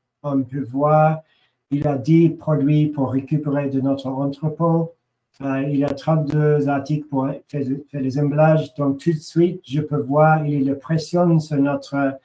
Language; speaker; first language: French; non-native, learner; English